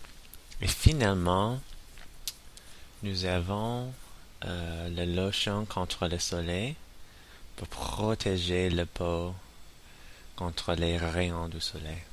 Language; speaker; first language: French; non-native, learner; English